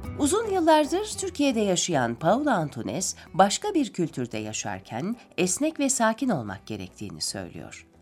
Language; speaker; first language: Turkish; native; Turkish